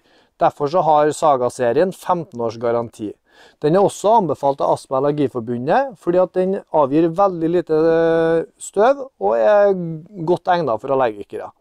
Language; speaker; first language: Norwegian; native; Norwegian